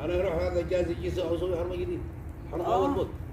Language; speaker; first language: Arabic; non-native, learner; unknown